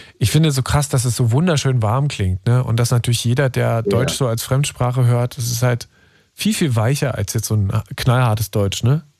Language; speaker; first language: German; native; German